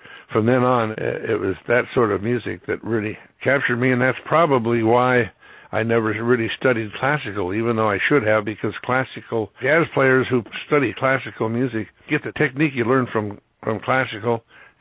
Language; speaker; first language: English; native; English